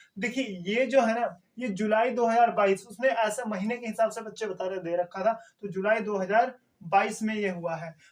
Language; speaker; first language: Hindi; native; Hindi